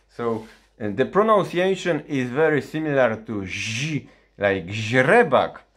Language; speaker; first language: English; non-native, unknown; Polish